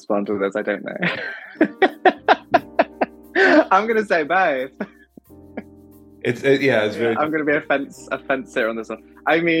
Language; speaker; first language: English; native; English